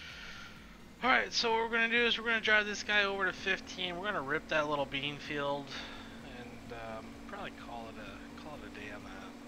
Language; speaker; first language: English; native; English